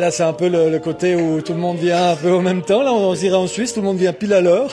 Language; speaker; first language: French; native; French